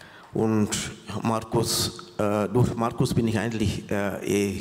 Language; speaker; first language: German; non-native, fluent; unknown